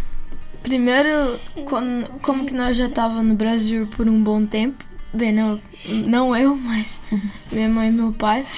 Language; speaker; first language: Portuguese; early bilingual, heritage; Portuguese